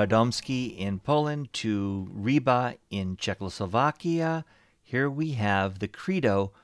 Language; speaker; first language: English; native; English